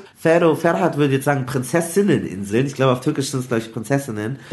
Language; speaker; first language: German; early bilingual, other home language; Arabic